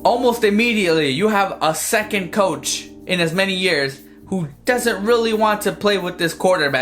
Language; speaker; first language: English; native; English